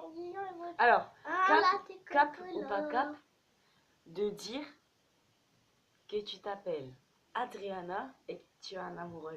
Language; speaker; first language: French; native; French